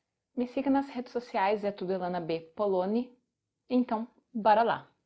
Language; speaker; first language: Portuguese; native; Portuguese